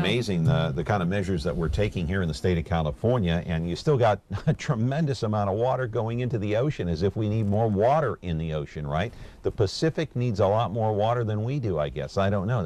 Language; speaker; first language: English; native; English